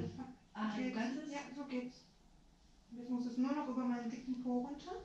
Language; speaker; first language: German; native; German